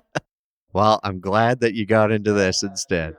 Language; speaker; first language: English; native; English